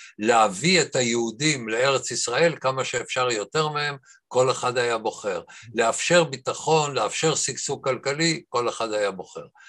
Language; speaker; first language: Hebrew; native; Hebrew